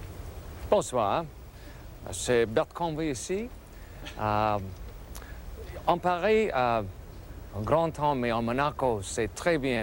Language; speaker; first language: French; non-native, learner; English